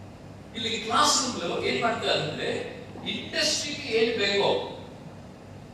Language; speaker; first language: Kannada; non-native, local second language; Telugu